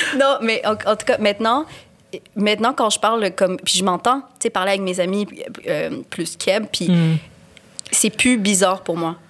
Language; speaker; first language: French; early bilingual, other home language; Spanish